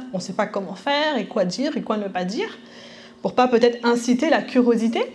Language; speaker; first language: French; early bilingual, other home language; Spanish